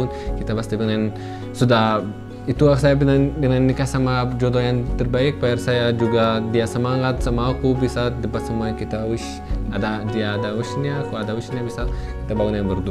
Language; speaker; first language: Indonesian; non-native, fluent; Arabic